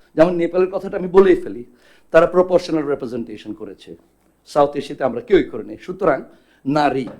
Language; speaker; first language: Bangla; non-native, local second language; Chakma